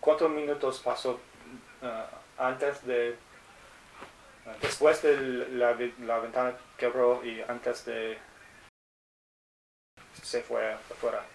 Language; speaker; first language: Spanish; non-native, learner; English